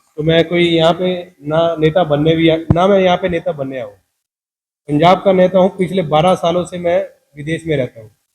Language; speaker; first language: Hindi; non-native, local second language; Punjabi